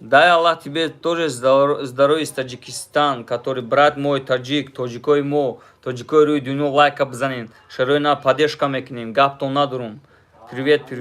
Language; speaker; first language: Russian; non-native, learner; Tajik